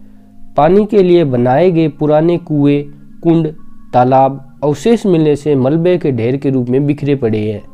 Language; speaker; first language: Hindi; native; Hindi